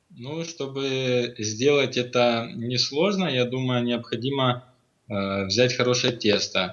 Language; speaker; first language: Russian; native; Russian